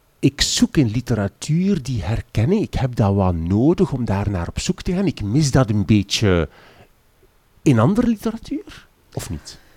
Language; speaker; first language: Dutch; native; Dutch